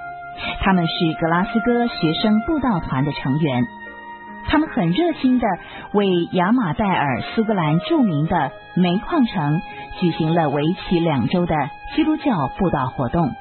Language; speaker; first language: Chinese; native; Chinese